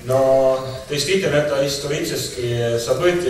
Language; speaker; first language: Russian; non-native, learner; Estonian